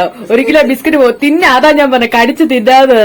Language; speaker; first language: Malayalam; native; Malayalam